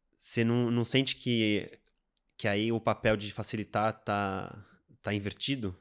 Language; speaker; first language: Portuguese; native; Portuguese